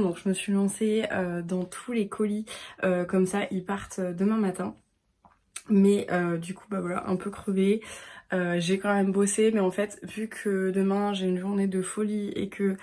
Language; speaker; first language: French; native; French